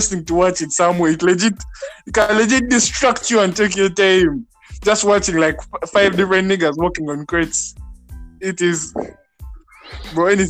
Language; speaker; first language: English; non-native, local second language; Ganda